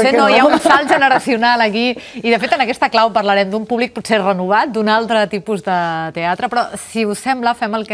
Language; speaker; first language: Catalan; native; Catalan